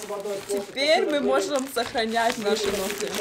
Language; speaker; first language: Russian; early bilingual, heritage; Russian